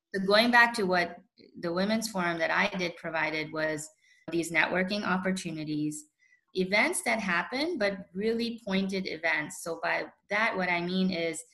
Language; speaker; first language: English; early bilingual, other home language; Urdu